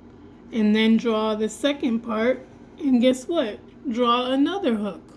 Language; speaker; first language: English; native; English